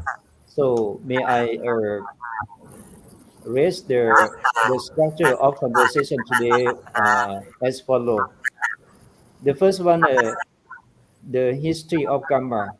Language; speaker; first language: English; non-native, fluent; Thai